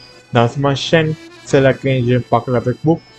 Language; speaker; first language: French; non-native, learner; Spanish